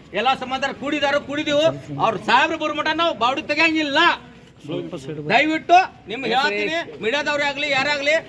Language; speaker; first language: Kannada; non-native, local second language; Lambadi